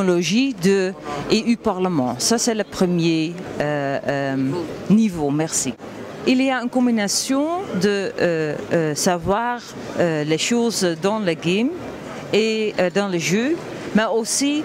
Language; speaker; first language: French; non-native, learner; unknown